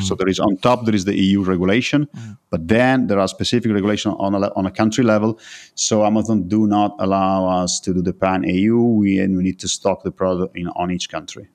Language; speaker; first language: English; non-native, fluent; Italian